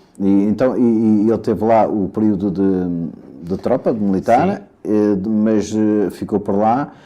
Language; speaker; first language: Portuguese; native; Portuguese